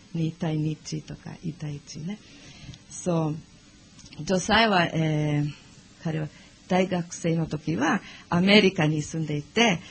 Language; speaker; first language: Japanese; non-native, learner; English